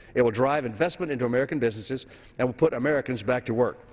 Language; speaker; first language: English; native; English